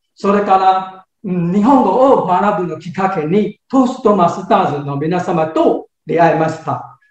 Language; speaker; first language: Japanese; non-native, fluent; Chinese